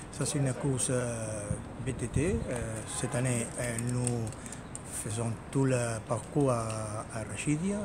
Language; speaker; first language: French; non-native, fluent; Spanish